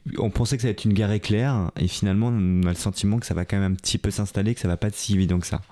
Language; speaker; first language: French; native; French